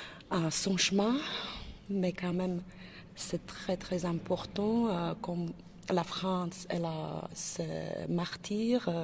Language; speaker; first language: French; non-native, fluent; Czech